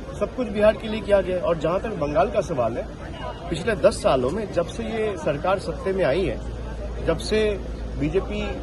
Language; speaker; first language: Hindi; non-native, local second language; Bangla